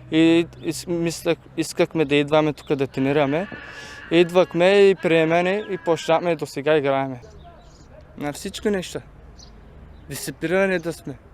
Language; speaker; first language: Bulgarian; non-native, local second language; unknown